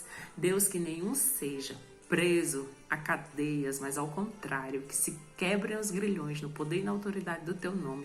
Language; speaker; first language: Portuguese; native; Portuguese